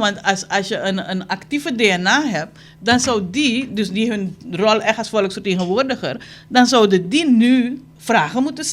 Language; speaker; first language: Dutch; native; Dutch